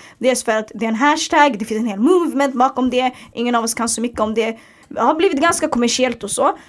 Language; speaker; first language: Swedish; early bilingual, other home language; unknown